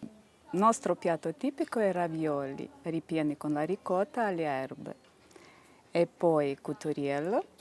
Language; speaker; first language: Italian; non-native, fluent; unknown